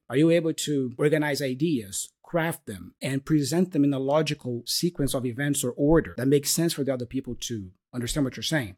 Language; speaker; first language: English; non-native, fluent; Portuguese